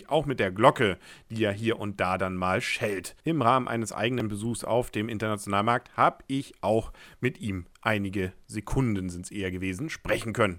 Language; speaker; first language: German; native; German